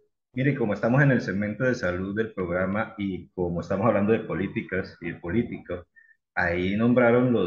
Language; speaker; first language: Spanish; native; Spanish